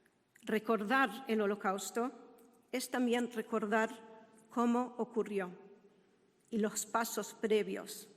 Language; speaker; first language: Spanish; non-native, fluent; Hebrew